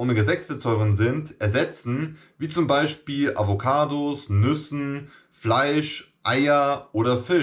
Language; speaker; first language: German; native; German